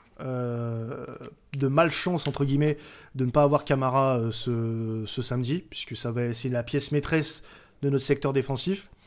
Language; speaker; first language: French; native; French